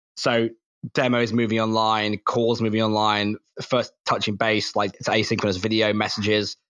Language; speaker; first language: English; native; English